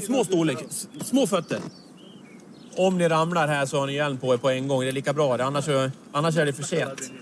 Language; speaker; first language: Swedish; native; Swedish